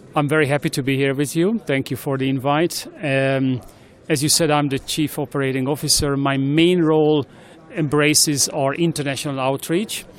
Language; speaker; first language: English; non-native, fluent; Hungarian